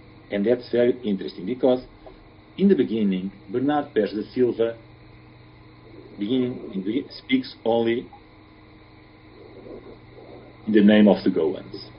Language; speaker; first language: English; non-native, fluent; Portuguese